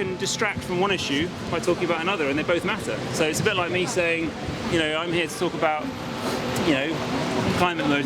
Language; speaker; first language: English; native; English